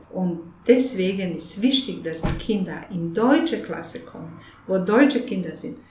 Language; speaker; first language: German; non-native, fluent; Bosnian